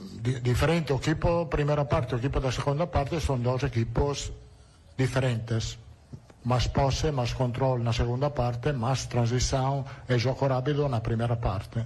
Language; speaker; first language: Portuguese; non-native, learner; Italian